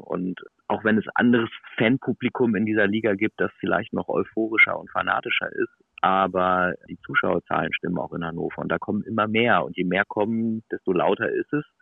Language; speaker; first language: German; native; German